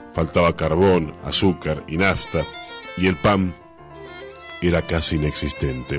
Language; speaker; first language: Spanish; native; Spanish